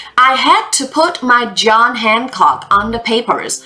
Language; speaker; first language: English; non-native, fluent; Vietnamese